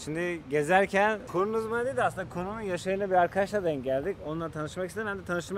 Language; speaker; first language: Turkish; native; Turkish